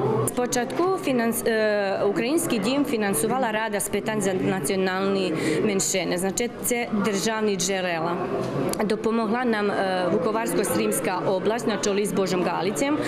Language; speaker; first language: Ukrainian; early bilingual, heritage; Ukrainian